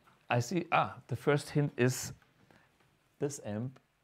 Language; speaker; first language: English; non-native, fluent; German